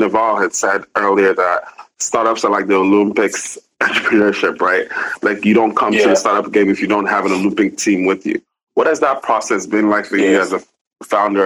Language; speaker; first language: English; non-native, local second language; Igbo